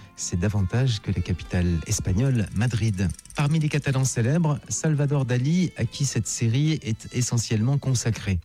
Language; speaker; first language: French; native; French